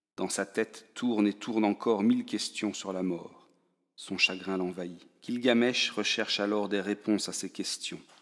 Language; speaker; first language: French; native; French